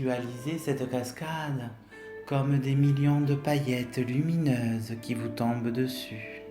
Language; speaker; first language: French; native; French